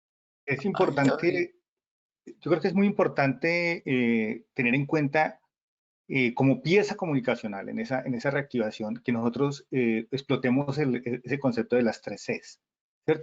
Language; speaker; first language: Spanish; native; Spanish